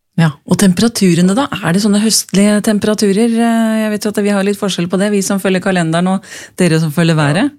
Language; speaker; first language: Norwegian; native; Norwegian